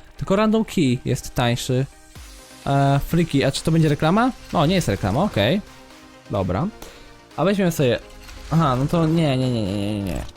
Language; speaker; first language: Polish; native; Polish